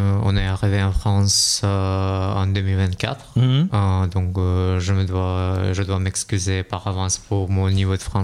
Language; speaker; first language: French; non-native, fluent; Russian